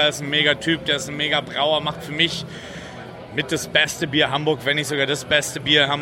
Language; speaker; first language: German; native; German